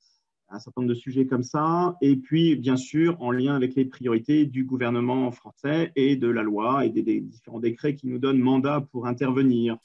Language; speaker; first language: French; native; French